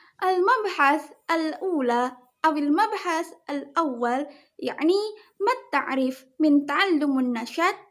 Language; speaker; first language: Arabic; non-native, learner; Indonesian